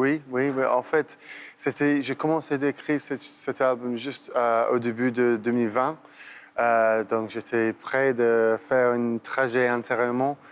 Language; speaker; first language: French; non-native, fluent; English